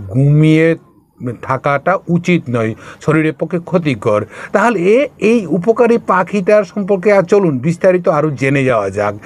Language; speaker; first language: Bangla; non-native, local second language; Kok Borok